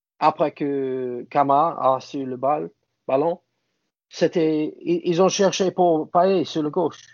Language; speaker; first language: French; non-native, fluent; English